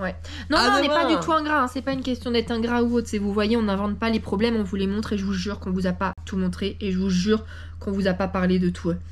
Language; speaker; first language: French; native; French